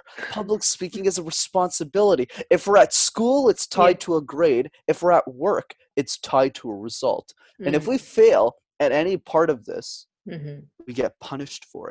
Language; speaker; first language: English; native; English